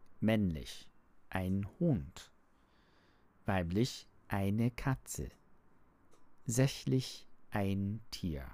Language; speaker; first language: German; non-native, learner; English